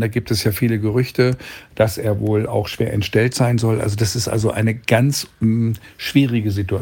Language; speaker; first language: German; native; German